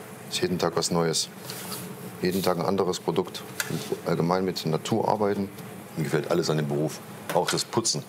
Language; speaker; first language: German; native; German